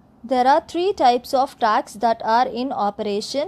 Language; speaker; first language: English; non-native, local second language; Tamil